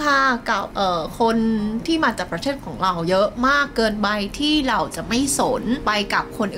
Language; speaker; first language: Thai; non-native, fluent; Vietnamese